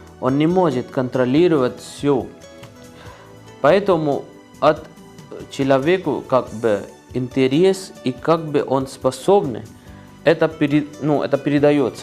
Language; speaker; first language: Russian; non-native, learner; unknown